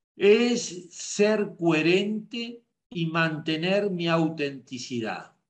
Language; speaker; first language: Spanish; native; Spanish